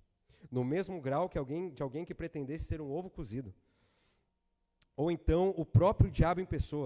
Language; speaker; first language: Portuguese; native; Portuguese